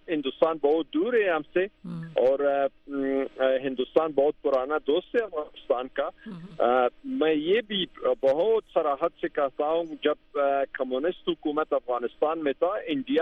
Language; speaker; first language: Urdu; non-native, fluent; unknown